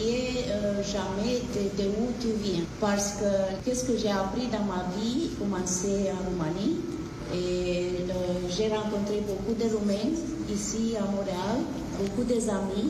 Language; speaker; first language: French; non-native, learner; Romanian